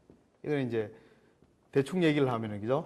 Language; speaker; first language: Korean; native; Korean